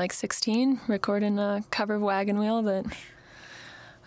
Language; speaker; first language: English; native; English